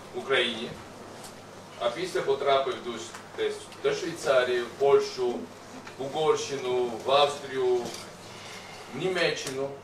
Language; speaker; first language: Ukrainian; non-native, local second language; Russian